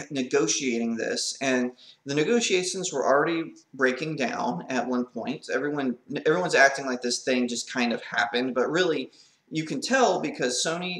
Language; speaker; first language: English; native; English